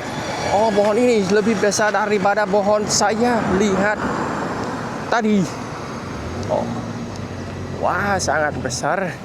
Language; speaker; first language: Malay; non-native, fluent; Vietnamese